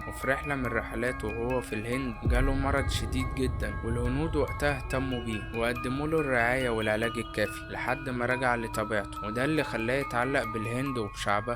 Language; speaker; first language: Arabic; native; Arabic